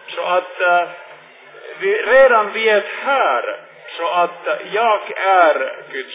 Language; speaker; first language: Swedish; non-native, fluent; Finnish